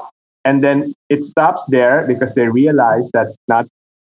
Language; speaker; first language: English; non-native, local second language; Filipino